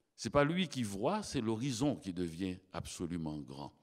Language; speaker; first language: French; native; French